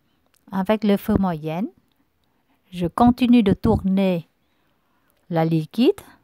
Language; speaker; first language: French; non-native, learner; Vietnamese